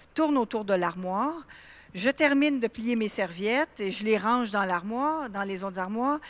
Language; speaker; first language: French; native; French